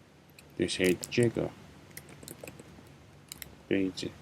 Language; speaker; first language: Chinese; non-native, fluent; English